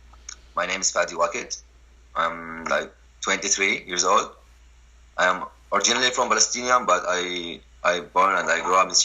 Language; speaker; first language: English; non-native, learner; Arabic